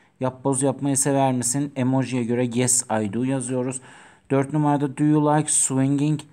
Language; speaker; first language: Turkish; non-native, fluent; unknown